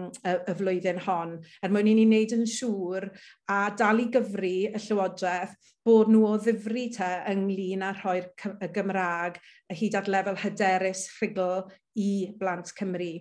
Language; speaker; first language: Welsh; native; Welsh